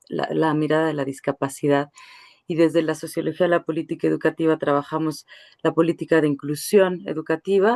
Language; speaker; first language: Spanish; native; Spanish